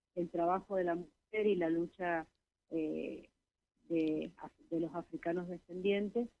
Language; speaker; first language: Spanish; native; Spanish